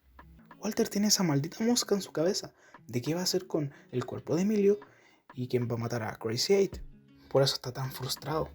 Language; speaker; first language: Spanish; native; Spanish